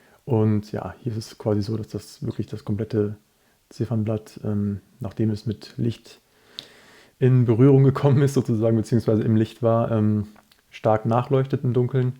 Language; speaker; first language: German; native; German